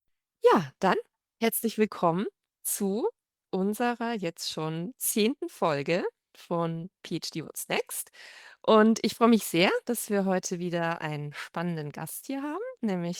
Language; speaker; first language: German; native; German